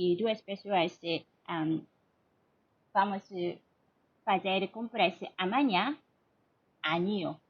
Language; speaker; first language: Portuguese; non-native, learner; Korean